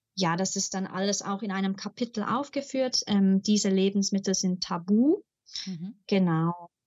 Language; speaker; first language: German; early bilingual, heritage; German